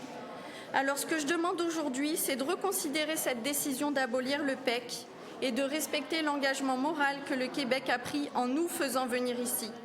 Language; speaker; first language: French; native; French